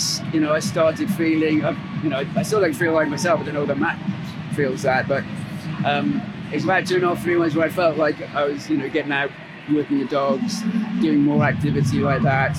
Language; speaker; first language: English; native; English